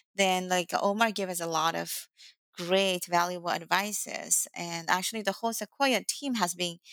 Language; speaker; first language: English; non-native, fluent; Chinese